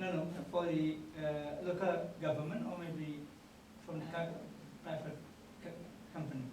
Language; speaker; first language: English; non-native, learner; Indonesian